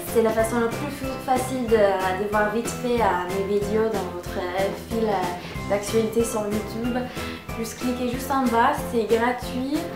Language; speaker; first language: French; non-native, fluent; English